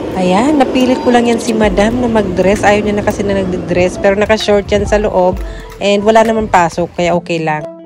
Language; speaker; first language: Filipino; native; Filipino